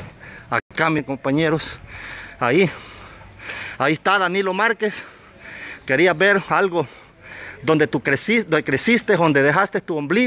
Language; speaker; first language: Spanish; native; Spanish